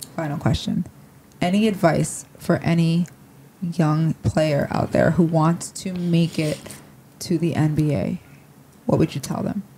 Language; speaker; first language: English; native; English